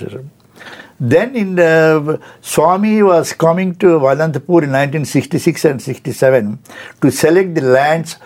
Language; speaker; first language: English; non-native, local second language; Telugu